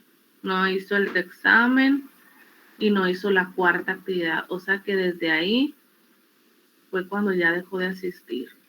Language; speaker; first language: Spanish; native; Spanish